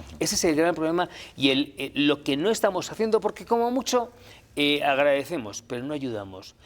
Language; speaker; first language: Spanish; native; Spanish